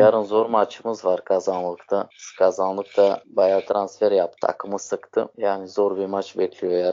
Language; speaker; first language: Turkish; native; Turkish